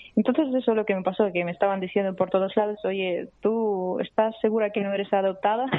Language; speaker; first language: Spanish; non-native, fluent; Russian